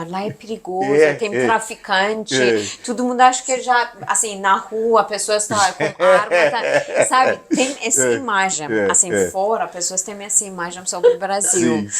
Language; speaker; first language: Portuguese; non-native, learner; Persian